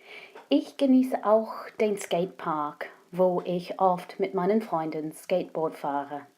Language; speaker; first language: German; non-native, fluent; English